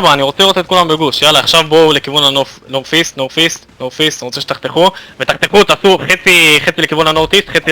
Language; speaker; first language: Hebrew; native; Hebrew